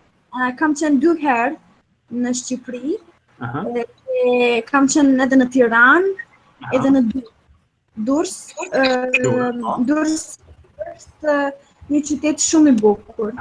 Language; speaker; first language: Albanian; non-native, learner; Serbian